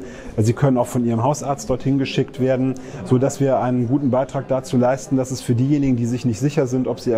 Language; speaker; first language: German; native; German